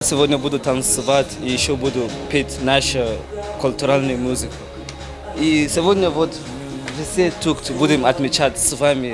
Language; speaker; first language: Russian; non-native, learner; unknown